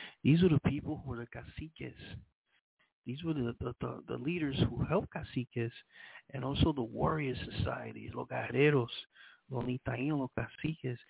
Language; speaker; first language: English; early bilingual, other home language; Spanish